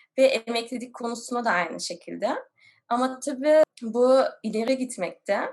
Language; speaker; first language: Turkish; early bilingual, heritage; Turkish